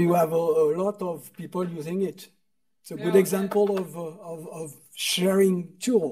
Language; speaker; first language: English; non-native, fluent; French